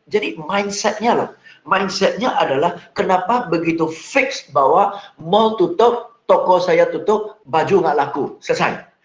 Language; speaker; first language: Indonesian; non-native, fluent; English